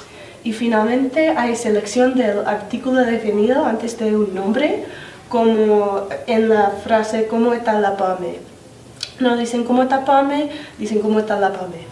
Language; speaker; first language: Spanish; non-native, fluent; English